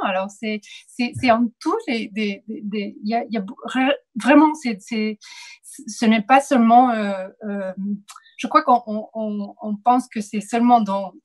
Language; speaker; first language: French; non-native, fluent; Spanish